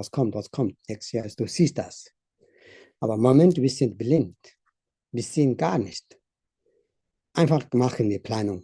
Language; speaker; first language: German; non-native, learner; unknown